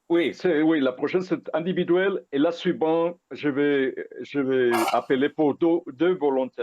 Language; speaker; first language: French; non-native, fluent; Spanish